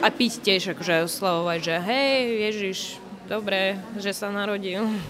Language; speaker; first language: Slovak; non-native, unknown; Russian